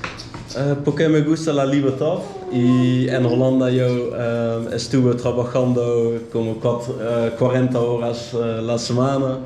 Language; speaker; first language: Spanish; non-native, learner; Dutch